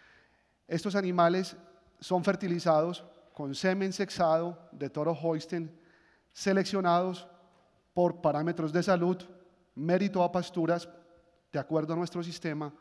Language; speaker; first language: Spanish; native; Spanish